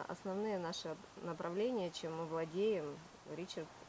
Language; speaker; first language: Russian; native; Russian